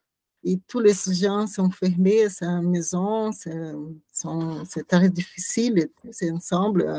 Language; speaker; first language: French; non-native, learner; Portuguese